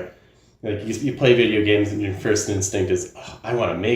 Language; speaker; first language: English; native; English